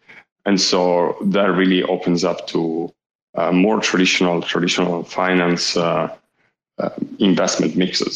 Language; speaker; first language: English; non-native, fluent; Italian